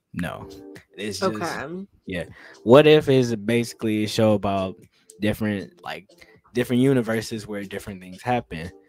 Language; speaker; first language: English; native; English